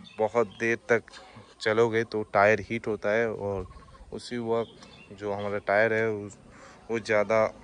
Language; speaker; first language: Hindi; non-native, local second language; Bangla